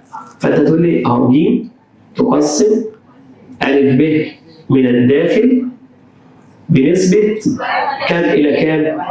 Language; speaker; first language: Arabic; native; Arabic